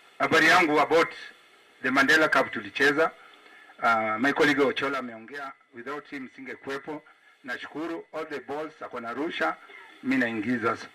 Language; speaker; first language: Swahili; non-native, local second language; Luo (Kenya and Tanzania)